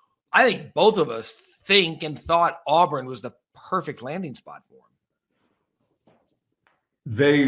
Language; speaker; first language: English; native; English